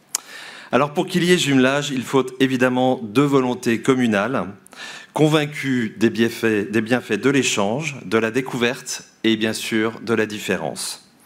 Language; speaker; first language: French; native; French